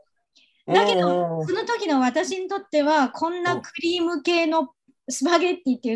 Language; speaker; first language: Japanese; non-native, fluent; Chinese